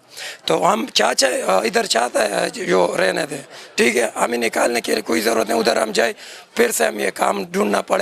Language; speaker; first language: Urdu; non-native, local second language; Pashto